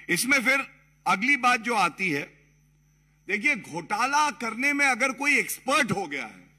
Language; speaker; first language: Hindi; native; Hindi